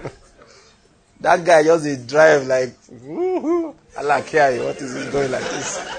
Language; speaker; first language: English; non-native, local second language; Yoruba